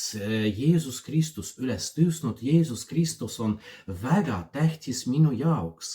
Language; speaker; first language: Estonian; non-native, fluent; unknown